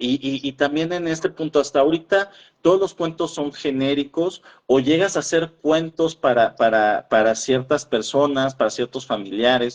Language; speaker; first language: Spanish; native; Spanish